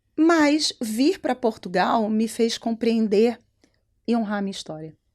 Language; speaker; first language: Portuguese; native; Portuguese